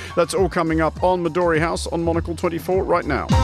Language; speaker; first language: English; native; English